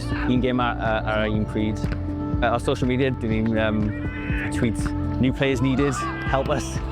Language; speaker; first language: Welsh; non-native, local second language; English